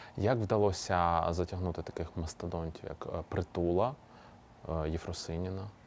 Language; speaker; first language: Ukrainian; native; Ukrainian